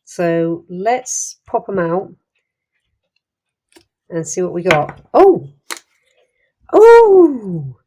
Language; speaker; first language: English; native; English